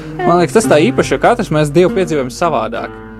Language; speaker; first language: Latvian; native; Latvian